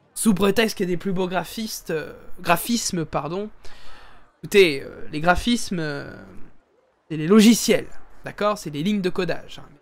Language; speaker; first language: French; native; French